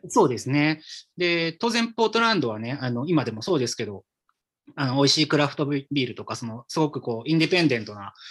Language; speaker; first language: Japanese; native; Japanese